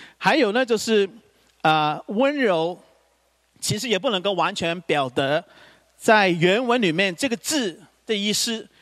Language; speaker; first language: Chinese; non-native, local second language; Cantonese